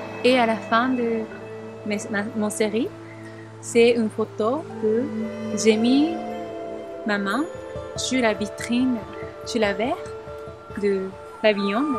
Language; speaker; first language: French; non-native, learner; Japanese